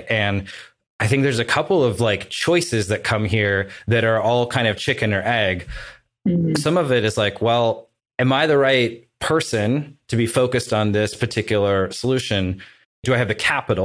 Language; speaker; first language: English; native; English